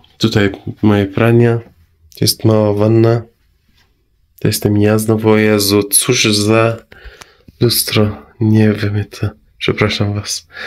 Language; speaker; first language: Polish; non-native, fluent; Persian